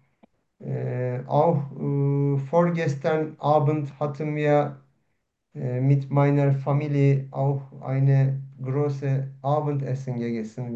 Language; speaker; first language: German; non-native, learner; Turkish